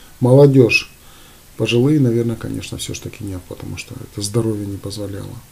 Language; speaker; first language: Russian; native; Russian